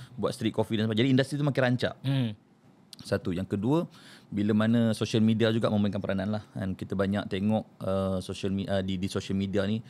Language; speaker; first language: Malay; native; Malay